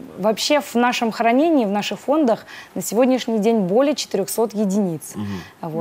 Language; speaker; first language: Russian; native; Russian